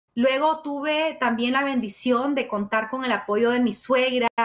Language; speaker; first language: Spanish; native; Spanish